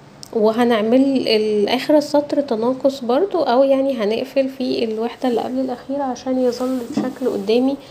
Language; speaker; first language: Arabic; native; Arabic